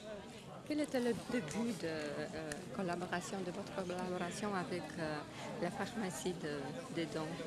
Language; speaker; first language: French; non-native, fluent; Polish